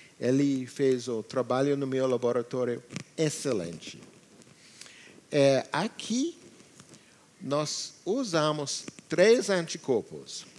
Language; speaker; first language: Portuguese; non-native, learner; English